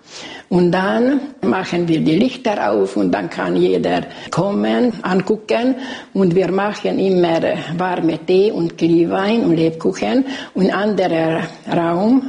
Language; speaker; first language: German; non-native, local second language; Hungarian